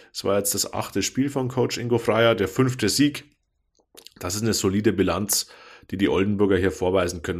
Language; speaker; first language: German; native; German